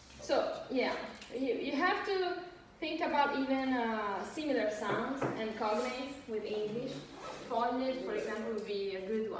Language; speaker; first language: English; non-native, fluent; Italian